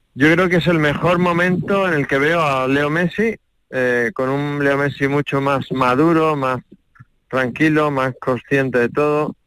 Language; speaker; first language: Spanish; non-native, fluent; French